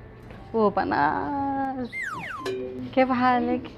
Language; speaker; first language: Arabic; non-native, learner; Indonesian